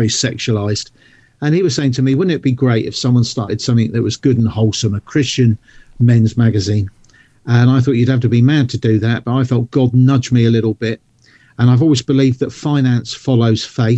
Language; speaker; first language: English; native; English